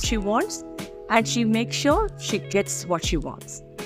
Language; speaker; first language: English; non-native, local second language; Kannada